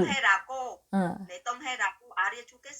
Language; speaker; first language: Korean; non-native, learner; Vietnamese